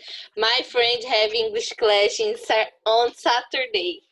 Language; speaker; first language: English; non-native, learner; Portuguese